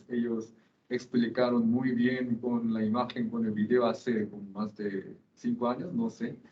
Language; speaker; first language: Spanish; non-native, fluent; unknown